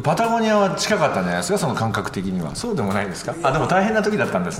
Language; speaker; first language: Japanese; native; Japanese